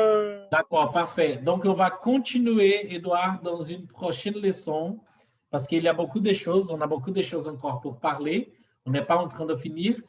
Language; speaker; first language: French; non-native, fluent; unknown